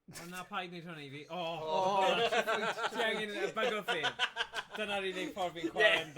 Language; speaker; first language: Welsh; native; Welsh